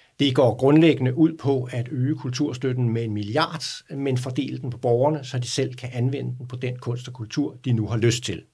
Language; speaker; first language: Danish; native; Danish